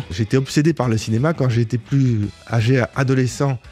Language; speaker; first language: French; native; French